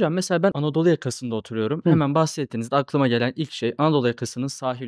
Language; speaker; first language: Turkish; native; Turkish